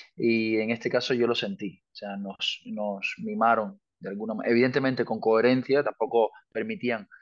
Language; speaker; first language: Spanish; native; Spanish